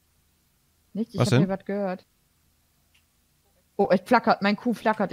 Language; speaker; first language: German; native; German